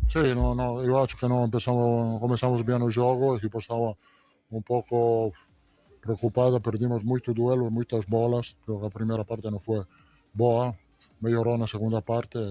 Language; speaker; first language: Portuguese; non-native, learner; Spanish